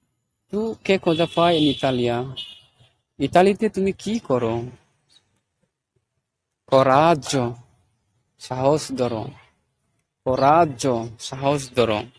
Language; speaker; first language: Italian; non-native, fluent; Bangla